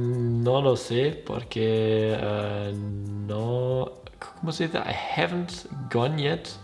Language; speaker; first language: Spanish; non-native, learner; German